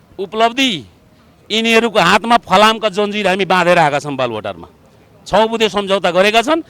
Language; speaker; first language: Nepali; native; Nepali